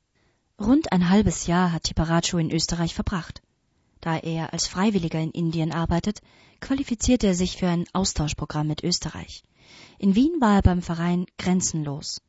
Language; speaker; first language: German; native; German